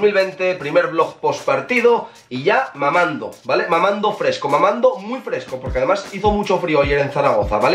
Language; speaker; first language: Spanish; native; Spanish